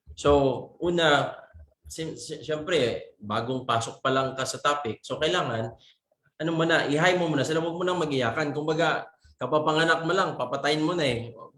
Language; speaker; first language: Filipino; non-native, local second language; Cebuano